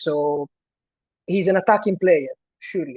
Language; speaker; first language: English; non-native, fluent; Italian